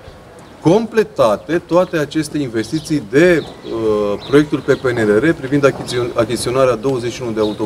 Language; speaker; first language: Romanian; native; Romanian